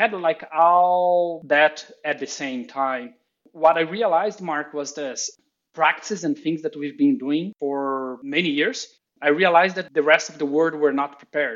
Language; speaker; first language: English; non-native, fluent; Portuguese